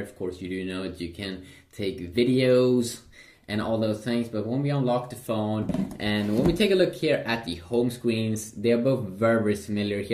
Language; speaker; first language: English; non-native, fluent; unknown